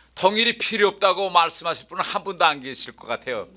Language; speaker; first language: Korean; native; Korean